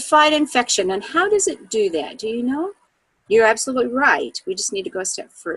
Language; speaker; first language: English; native; English